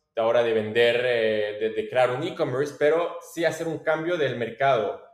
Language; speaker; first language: Spanish; non-native, fluent; French